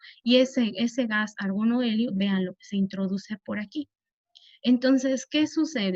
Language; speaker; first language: Spanish; native; Spanish